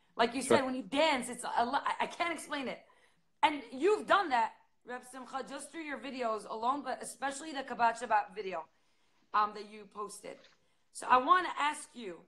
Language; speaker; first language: English; native; English